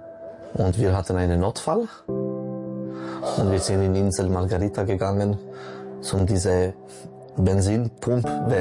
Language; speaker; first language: German; non-native, local second language; French